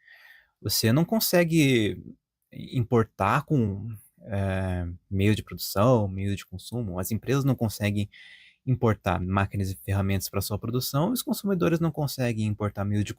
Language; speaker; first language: Portuguese; native; Portuguese